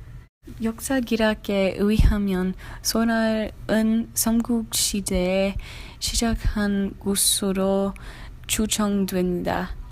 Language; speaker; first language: Korean; non-native, learner; English